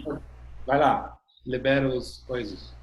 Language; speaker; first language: Portuguese; non-native, fluent; English